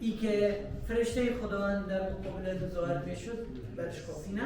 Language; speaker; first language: Persian; native; Persian